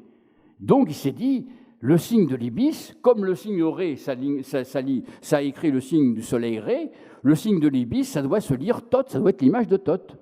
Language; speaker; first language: French; native; French